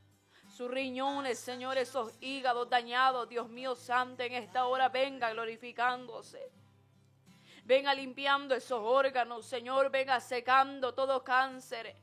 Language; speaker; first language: Spanish; native; Spanish